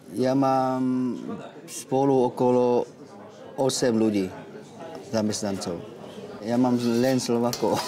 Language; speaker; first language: Slovak; non-native, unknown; Vietnamese